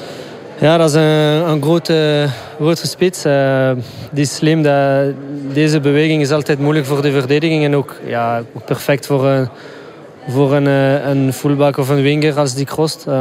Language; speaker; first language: Dutch; non-native, local second language; French